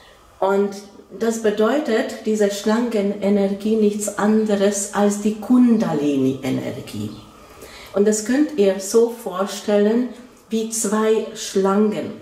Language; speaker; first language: German; non-native, fluent; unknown